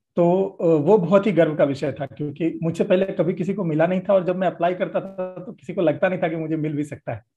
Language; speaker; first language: Hindi; native; Hindi